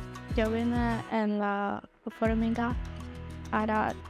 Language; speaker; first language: Catalan; non-native, learner; Croatian